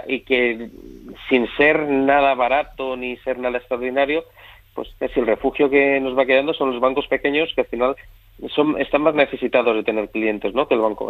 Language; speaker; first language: Spanish; native; Spanish